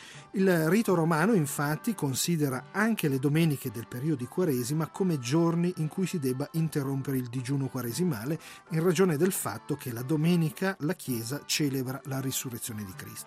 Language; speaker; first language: Italian; native; Italian